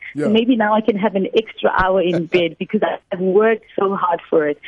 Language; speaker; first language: English; non-native, local second language; Northern Sotho